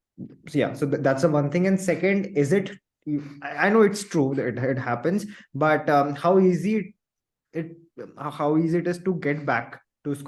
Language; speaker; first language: English; non-native, local second language; Hindi